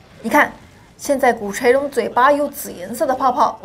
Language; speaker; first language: Chinese; native; Chinese